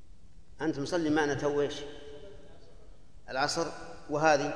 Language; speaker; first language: Arabic; native; Arabic